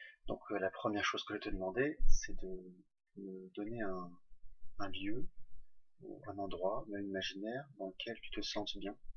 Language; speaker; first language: French; native; French